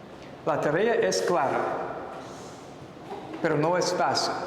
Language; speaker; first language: Spanish; non-native, fluent; English